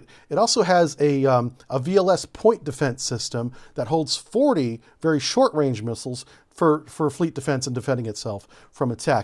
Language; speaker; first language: English; native; English